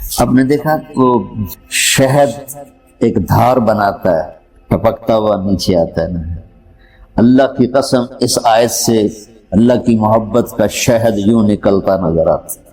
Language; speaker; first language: Urdu; non-native, local second language; Punjabi